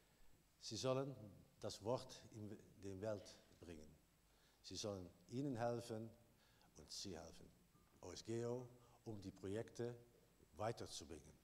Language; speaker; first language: German; non-native, learner; Dutch